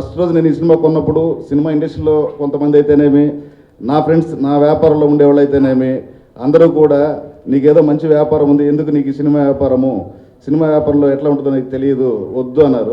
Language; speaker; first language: Telugu; native; Telugu